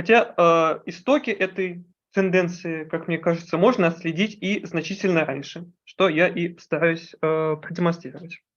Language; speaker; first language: Russian; native; Russian